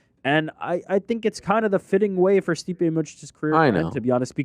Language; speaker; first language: English; native; English